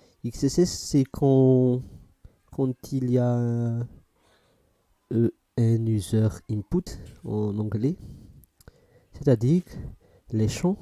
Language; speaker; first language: French; non-native, fluent; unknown